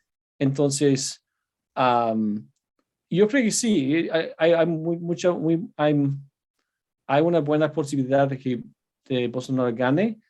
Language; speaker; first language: Spanish; non-native, fluent; English